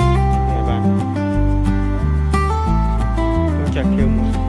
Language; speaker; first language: Khmer; native; Khmer